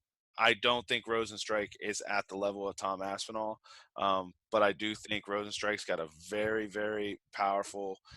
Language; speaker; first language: English; native; English